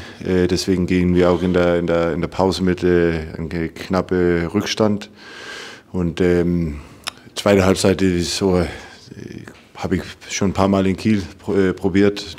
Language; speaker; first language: German; non-native, fluent; Danish